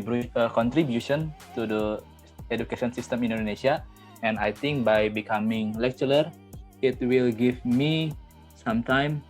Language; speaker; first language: English; non-native, fluent; Indonesian